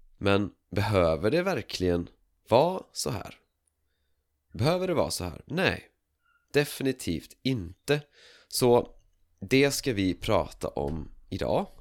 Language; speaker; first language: Swedish; native; Swedish